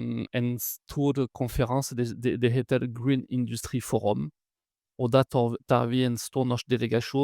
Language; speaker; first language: Norwegian; non-native, fluent; French